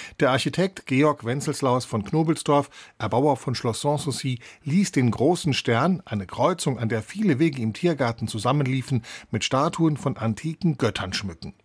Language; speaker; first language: German; native; German